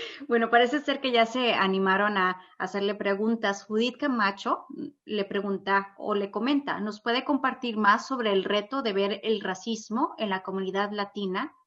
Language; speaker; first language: Spanish; native; Spanish